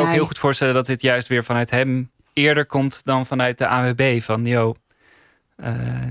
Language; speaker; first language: Dutch; native; Dutch